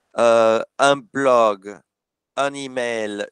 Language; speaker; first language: French; non-native, fluent; English